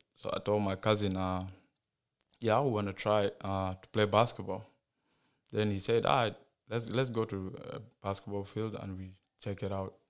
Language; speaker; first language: English; non-native, fluent; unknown